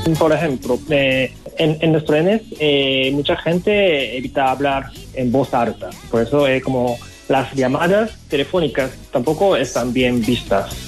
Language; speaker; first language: Spanish; non-native, fluent; Japanese